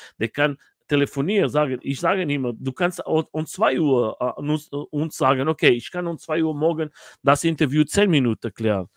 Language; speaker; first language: German; non-native, learner; Portuguese